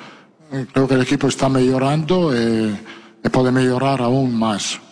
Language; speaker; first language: Spanish; non-native, fluent; Italian